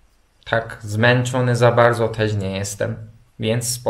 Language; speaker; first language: Polish; non-native, fluent; Turkish